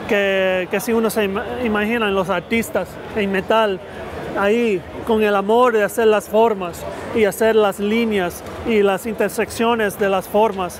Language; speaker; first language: Spanish; early bilingual, heritage; Spanish